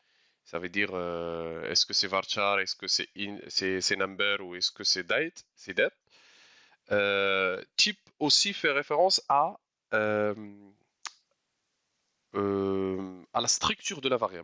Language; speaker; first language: French; non-native, local second language; Arabic